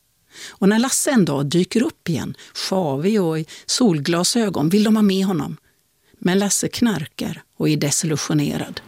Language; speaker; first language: Swedish; native; Swedish